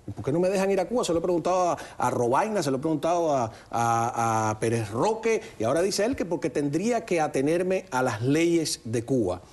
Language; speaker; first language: Spanish; native; Spanish